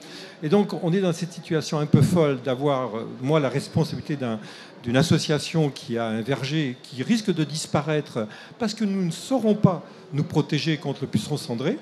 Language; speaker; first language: French; native; French